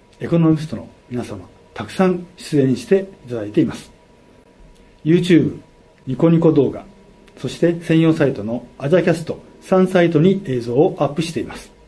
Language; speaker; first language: Japanese; native; Japanese